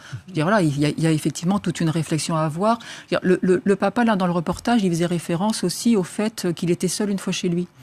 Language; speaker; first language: French; native; French